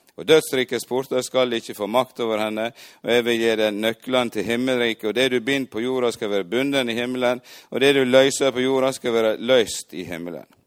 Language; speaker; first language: Norwegian; native; Norwegian